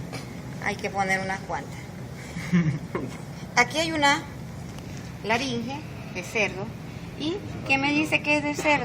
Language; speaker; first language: Spanish; native; Spanish